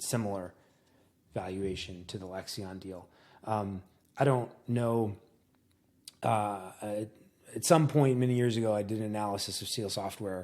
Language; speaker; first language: English; native; English